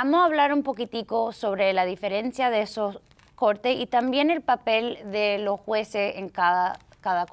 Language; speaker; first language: Spanish; early bilingual, heritage; Spanish